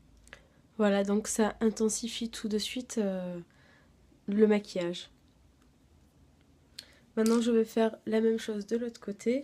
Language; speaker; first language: French; native; French